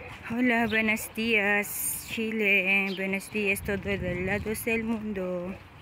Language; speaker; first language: Spanish; non-native, learner; Filipino